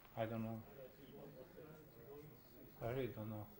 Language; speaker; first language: English; non-native, local second language; Croatian